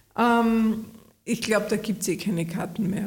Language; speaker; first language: German; native; German